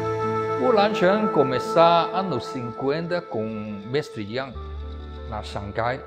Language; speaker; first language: Portuguese; non-native, learner; Chinese